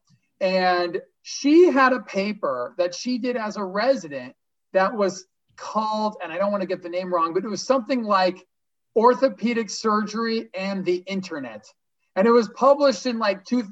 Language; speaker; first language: English; native; English